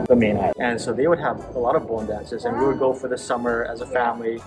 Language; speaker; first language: English; native; English